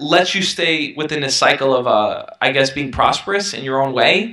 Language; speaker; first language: English; native; English